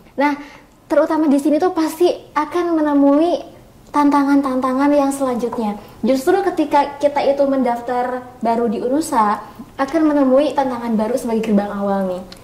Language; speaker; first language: Indonesian; native; Indonesian